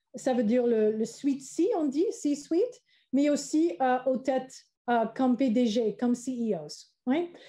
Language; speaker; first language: French; non-native, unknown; English